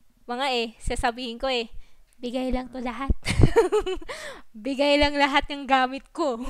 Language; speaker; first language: Filipino; non-native, local second language; Waray